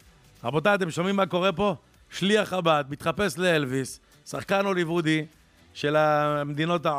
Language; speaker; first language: Hebrew; native; Hebrew